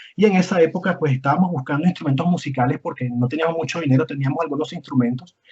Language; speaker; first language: Spanish; native; Spanish